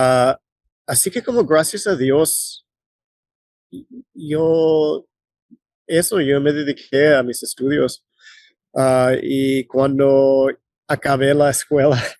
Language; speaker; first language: Spanish; non-native, fluent; English